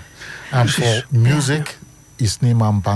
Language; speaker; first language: Dutch; non-native, fluent; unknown